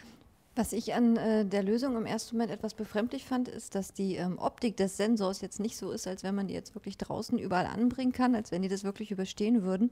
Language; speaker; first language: German; native; German